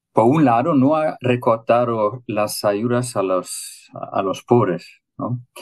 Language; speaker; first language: Spanish; non-native, fluent; German